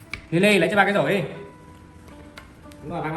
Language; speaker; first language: Vietnamese; native; Vietnamese